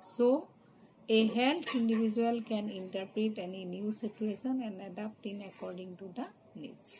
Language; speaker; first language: English; non-native, local second language; Assamese